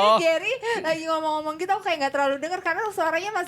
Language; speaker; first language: Indonesian; native; Indonesian